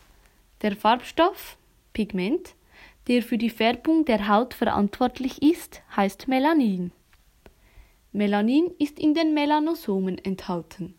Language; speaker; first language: German; native; German